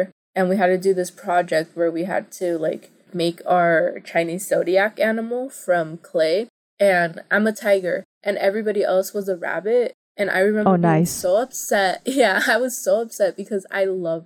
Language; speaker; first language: English; early bilingual, other home language; Spanish